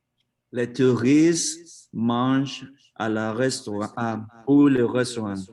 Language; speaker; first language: French; non-native, learner; Spanish